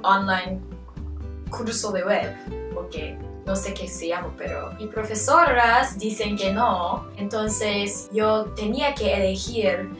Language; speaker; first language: Spanish; non-native, learner; English